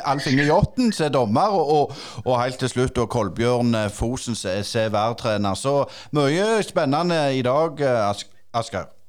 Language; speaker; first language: Norwegian; native; Norwegian